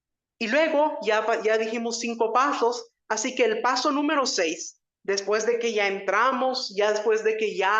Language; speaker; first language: Spanish; native; Spanish